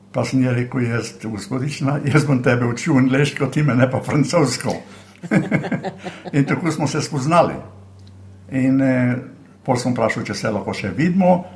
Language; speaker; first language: Slovenian; native; Slovenian